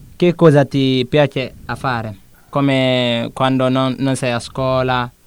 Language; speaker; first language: Italian; non-native, fluent; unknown